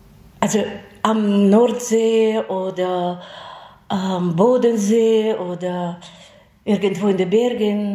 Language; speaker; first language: German; non-native, fluent; Russian